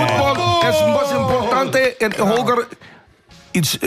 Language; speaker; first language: Spanish; non-native, learner; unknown